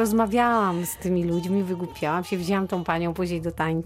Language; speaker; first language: Polish; native; Polish